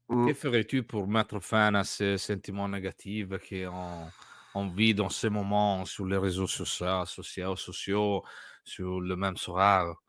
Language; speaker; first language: French; non-native, learner; Italian